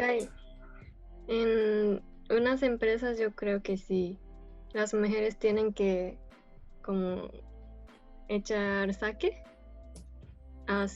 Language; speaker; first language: Spanish; non-native, fluent; Japanese